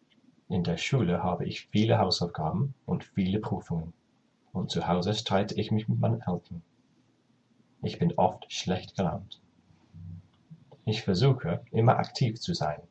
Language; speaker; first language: German; non-native, learner; English